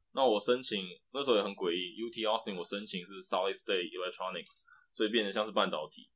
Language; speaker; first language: Chinese; native; Chinese